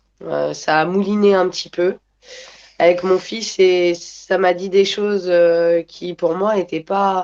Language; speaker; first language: French; native; French